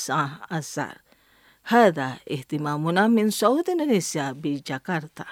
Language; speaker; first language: Arabic; non-native, fluent; Indonesian